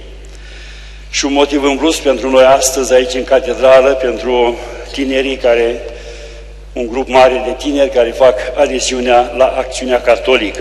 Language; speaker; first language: Romanian; native; Romanian